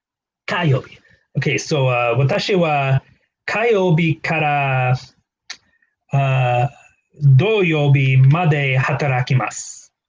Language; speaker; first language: Japanese; non-native, learner; English